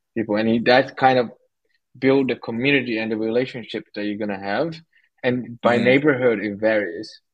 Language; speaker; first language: English; non-native, fluent; Portuguese